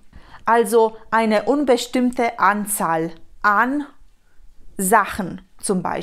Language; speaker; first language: German; non-native, fluent; Romanian